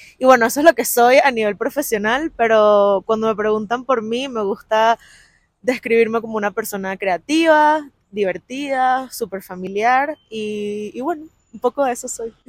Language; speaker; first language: Spanish; native; Spanish